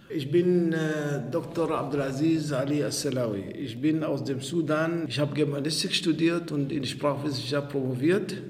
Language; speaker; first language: German; non-native, fluent; Arabic